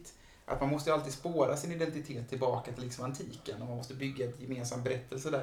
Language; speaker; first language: Swedish; native; Swedish